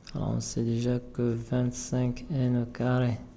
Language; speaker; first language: French; non-native, local second language; Arabic